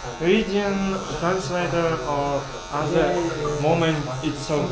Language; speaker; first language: English; non-native, learner; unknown